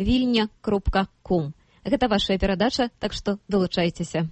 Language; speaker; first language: Belarusian; native; Belarusian